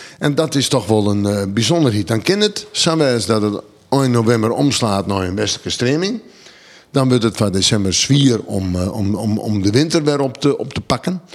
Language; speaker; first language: Dutch; non-native, local second language; Western Frisian